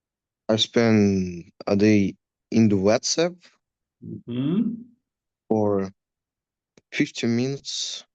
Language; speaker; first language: English; non-native, learner; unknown